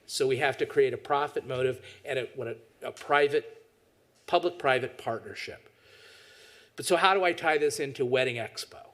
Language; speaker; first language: English; native; English